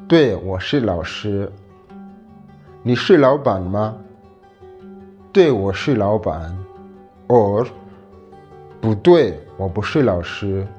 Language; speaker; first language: Chinese; non-native, fluent; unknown